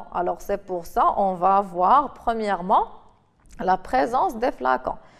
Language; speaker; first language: French; non-native, local second language; Arabic